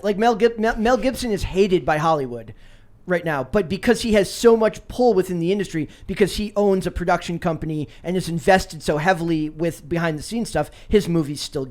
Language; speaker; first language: English; native; English